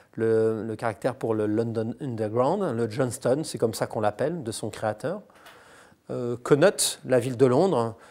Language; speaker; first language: French; native; French